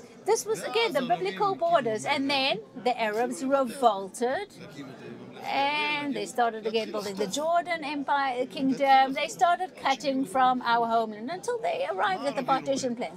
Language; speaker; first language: English; non-native, fluent; Hebrew